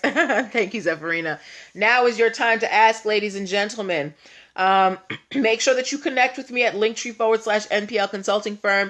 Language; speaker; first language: English; native; English